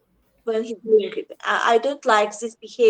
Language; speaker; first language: English; non-native, learner; Azerbaijani